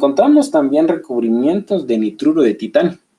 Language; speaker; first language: Spanish; native; Spanish